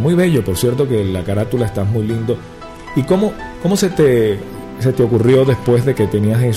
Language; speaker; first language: Spanish; native; Spanish